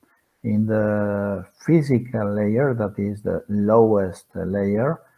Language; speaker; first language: English; non-native, fluent; Spanish